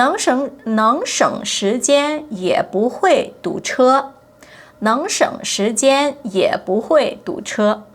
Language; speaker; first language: Chinese; non-native, fluent; Portuguese